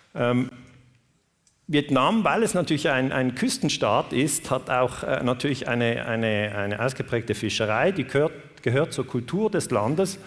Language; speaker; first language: German; native; German